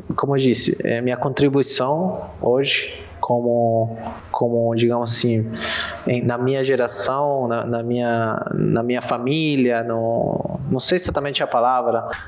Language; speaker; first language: Portuguese; non-native, fluent; Spanish